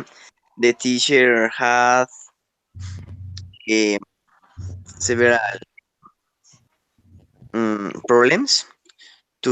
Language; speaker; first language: English; non-native, learner; Spanish